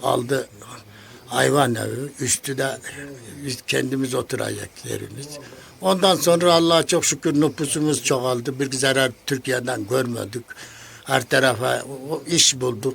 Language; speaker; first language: Turkish; non-native, learner; Kyrgyz